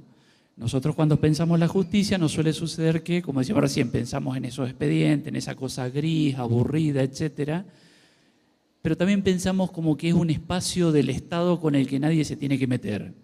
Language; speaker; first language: Spanish; native; Spanish